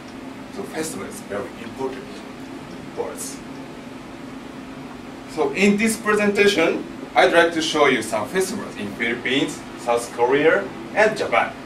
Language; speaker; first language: English; non-native, learner; Japanese